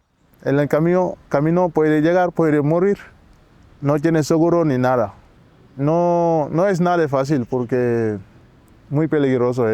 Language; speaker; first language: Spanish; non-native, learner; Wolof